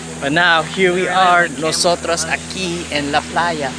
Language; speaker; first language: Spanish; non-native, learner; English